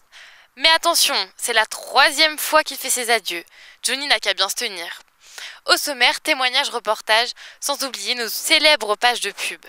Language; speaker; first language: French; native; French